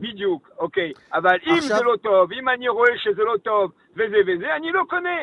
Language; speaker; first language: Hebrew; non-native, learner; French